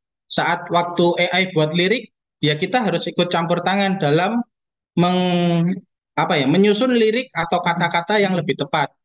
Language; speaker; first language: Indonesian; native; Indonesian